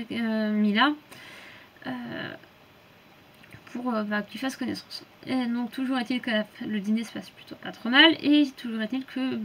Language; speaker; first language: French; native; French